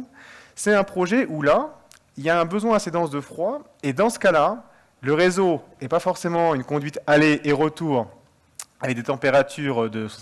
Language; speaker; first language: French; native; French